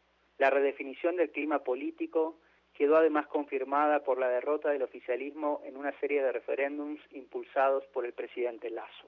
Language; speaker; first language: Spanish; native; Spanish